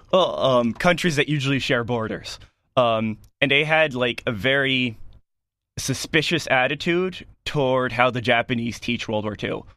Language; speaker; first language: English; native; English